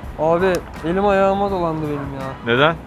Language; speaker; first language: Turkish; native; Turkish